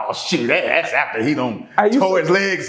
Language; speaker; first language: English; native; English